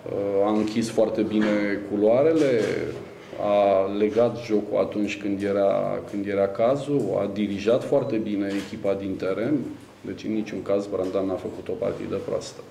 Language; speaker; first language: Romanian; native; Romanian